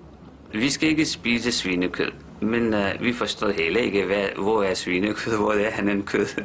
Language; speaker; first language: Danish; non-native, fluent; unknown